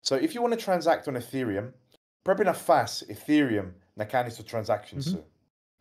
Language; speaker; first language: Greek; early bilingual, heritage; English